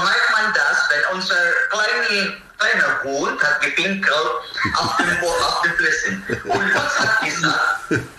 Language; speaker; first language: German; non-native, learner; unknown